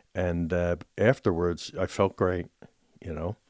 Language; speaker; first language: English; native; English